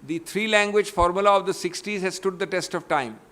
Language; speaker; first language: English; non-native, local second language; Hindi